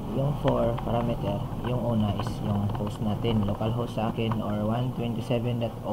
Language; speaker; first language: Filipino; non-native, local second language; Cebuano